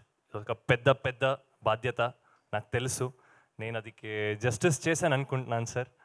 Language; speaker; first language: Telugu; non-native, learner; Kannada